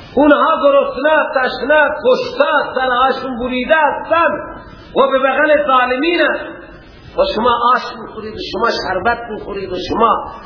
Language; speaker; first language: Persian; native; Persian